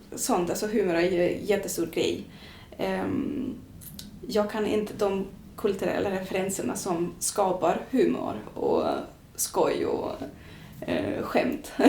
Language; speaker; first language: Swedish; non-native, fluent; Greek